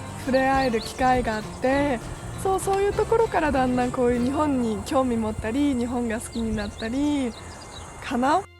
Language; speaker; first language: Japanese; early bilingual, heritage; German